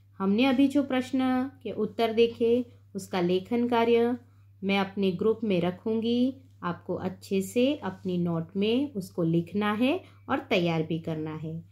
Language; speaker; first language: Hindi; non-native, local second language; Gujarati